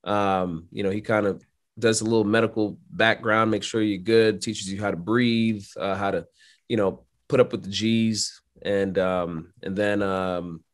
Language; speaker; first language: English; native; English